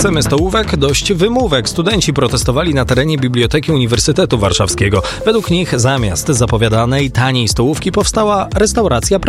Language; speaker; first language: Polish; native; Polish